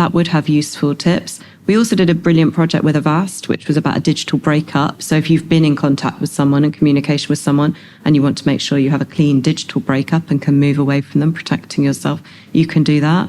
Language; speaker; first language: English; native; English